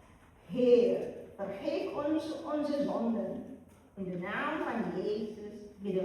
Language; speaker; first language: Dutch; early bilingual, other home language; Malay